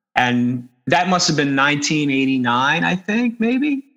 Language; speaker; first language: English; native; English